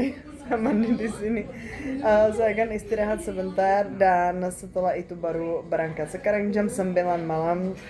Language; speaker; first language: Indonesian; non-native, fluent; Czech